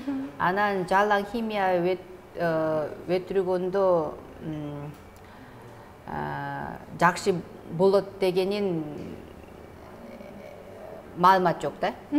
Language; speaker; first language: Kyrgyz; non-native, learner; Korean